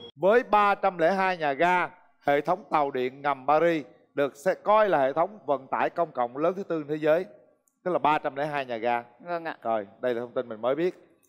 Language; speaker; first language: Vietnamese; native; Vietnamese